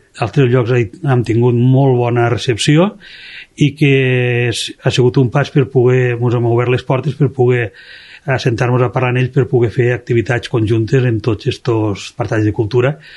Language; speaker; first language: Catalan; native; Catalan